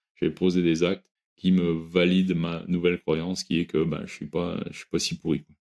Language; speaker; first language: French; native; French